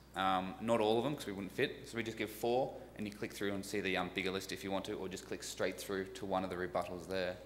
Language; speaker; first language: English; native; English